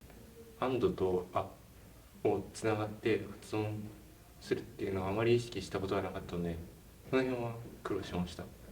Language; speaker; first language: Japanese; native; Japanese